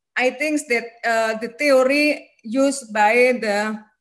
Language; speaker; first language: English; non-native, learner; Indonesian